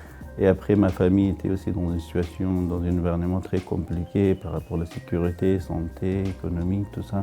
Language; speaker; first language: French; non-native, fluent; Pashto